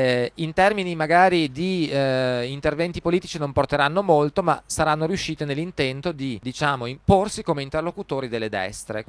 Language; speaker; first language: Italian; native; Italian